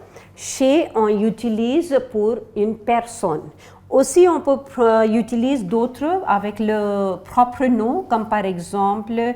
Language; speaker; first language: French; non-native, fluent; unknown